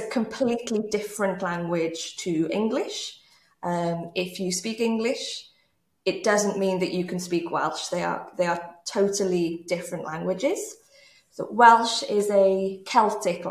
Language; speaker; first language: English; native; English